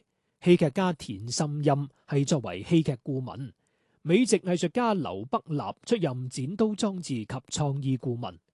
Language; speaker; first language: Chinese; non-native, local second language; Cantonese